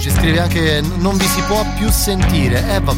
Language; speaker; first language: Italian; native; Italian